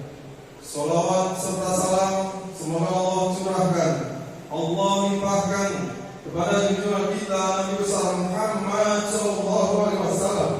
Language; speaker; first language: Indonesian; native; Indonesian